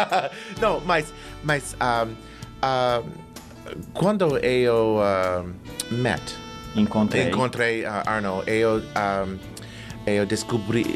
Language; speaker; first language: Portuguese; non-native, learner; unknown